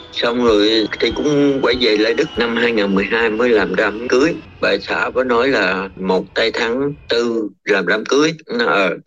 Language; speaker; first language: Vietnamese; native; Vietnamese